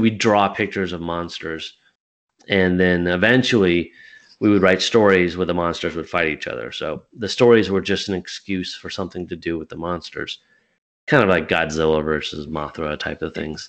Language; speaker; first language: English; native; English